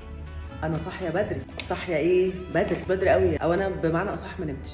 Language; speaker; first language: Arabic; native; Arabic